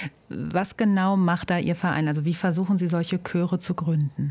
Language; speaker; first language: German; native; German